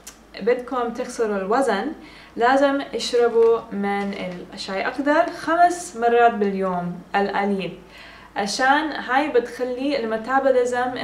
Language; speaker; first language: Arabic; early bilingual, heritage; English